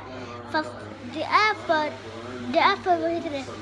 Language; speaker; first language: Swedish; early bilingual, other home language; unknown